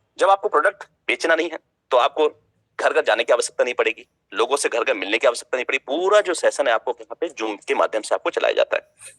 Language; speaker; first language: Hindi; native; Hindi